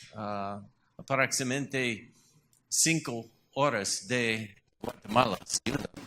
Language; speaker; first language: Spanish; non-native, learner; English